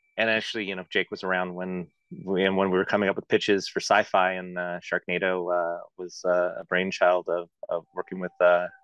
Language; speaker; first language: English; native; English